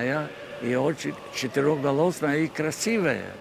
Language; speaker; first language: Russian; non-native, fluent; Albanian